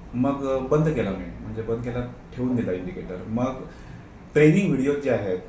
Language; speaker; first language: Marathi; non-native, local second language; Konkani